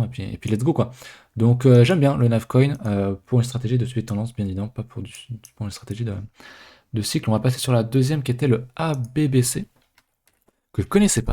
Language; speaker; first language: French; native; French